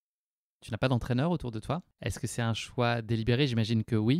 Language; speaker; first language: French; native; French